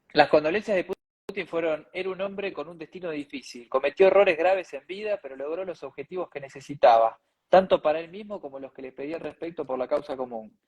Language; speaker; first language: Spanish; native; Spanish